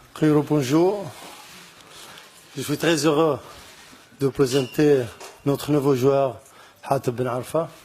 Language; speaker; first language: French; non-native, learner; Arabic